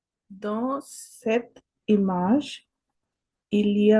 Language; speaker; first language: French; non-native, learner; Hindi